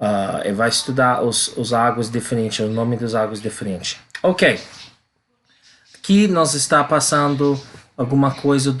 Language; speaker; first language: Portuguese; non-native, learner; English